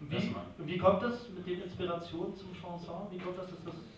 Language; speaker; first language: German; native; German